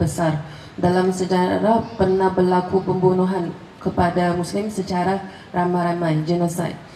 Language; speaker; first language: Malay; non-native, fluent; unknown